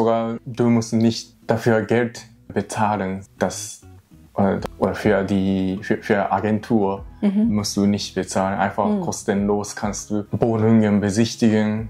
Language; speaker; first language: German; non-native, learner; Japanese